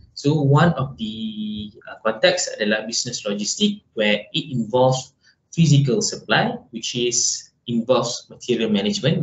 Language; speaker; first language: English; non-native, local second language; Malay